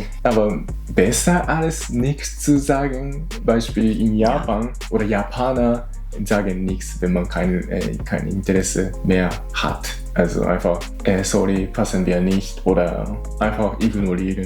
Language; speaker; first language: German; non-native, learner; Japanese